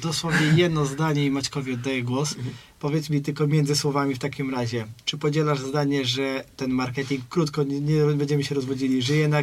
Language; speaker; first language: Polish; native; Polish